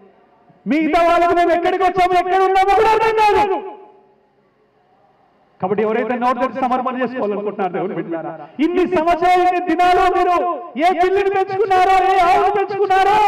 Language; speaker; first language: Telugu; native; Telugu